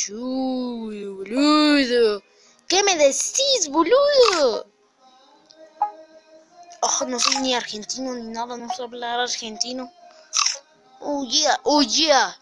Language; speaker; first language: Spanish; native; Spanish